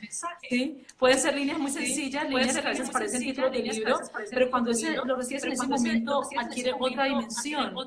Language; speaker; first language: Spanish; native; Spanish